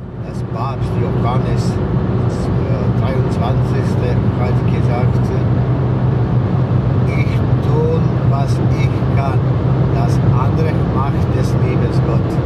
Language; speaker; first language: German; non-native, learner; Croatian